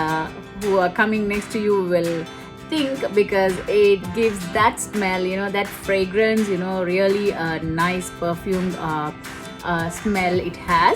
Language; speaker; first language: English; non-native, local second language; Tamil